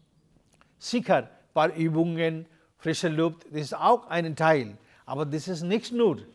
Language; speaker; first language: German; non-native, learner; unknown